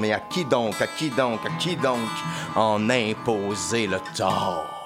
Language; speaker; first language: French; native; French